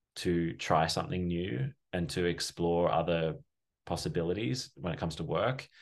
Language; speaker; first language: English; native; English